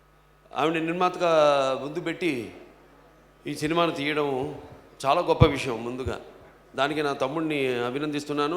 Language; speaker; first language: Telugu; native; Telugu